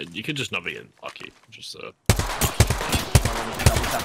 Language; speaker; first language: English; native; English